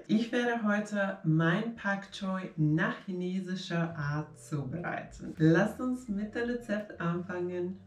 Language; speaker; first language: German; non-native, fluent; Finnish